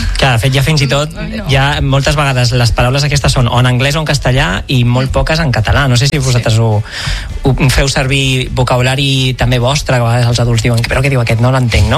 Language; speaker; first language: Catalan; native; Catalan